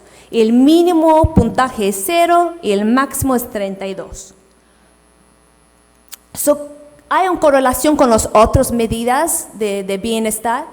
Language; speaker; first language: Spanish; non-native, fluent; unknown